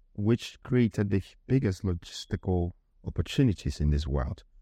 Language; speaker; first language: English; non-native, local second language; Akan